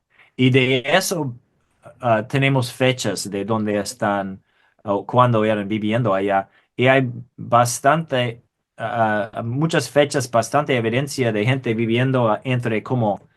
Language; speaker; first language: Spanish; non-native, fluent; English